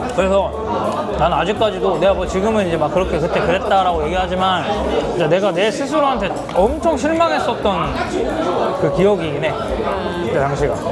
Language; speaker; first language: Korean; native; Korean